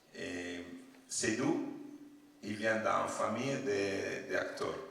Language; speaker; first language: French; non-native, learner; Italian